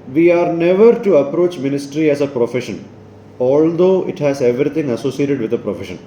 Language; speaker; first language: English; non-native, local second language; Malayalam